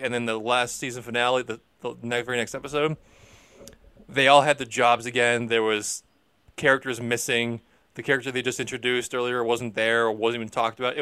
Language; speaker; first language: English; native; English